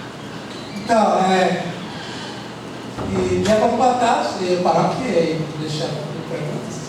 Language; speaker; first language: Portuguese; non-native, fluent; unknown